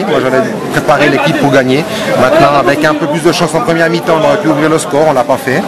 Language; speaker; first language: French; native; French